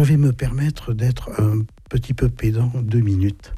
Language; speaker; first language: French; native; French